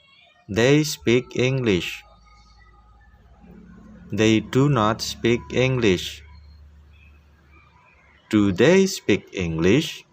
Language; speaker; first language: English; non-native, fluent; Indonesian